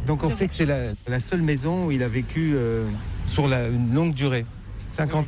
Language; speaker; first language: French; native; French